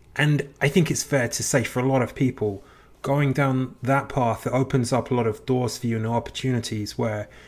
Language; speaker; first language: English; native; English